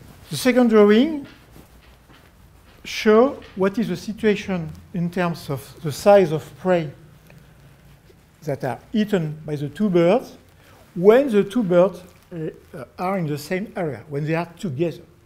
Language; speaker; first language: English; non-native, fluent; French